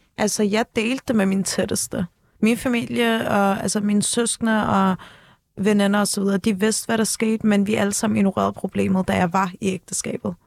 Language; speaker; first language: Danish; early bilingual, other home language; Turkish